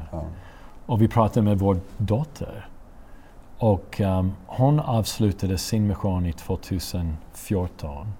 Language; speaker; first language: Swedish; non-native, fluent; English